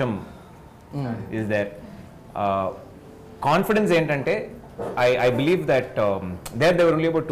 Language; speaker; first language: Telugu; native; Telugu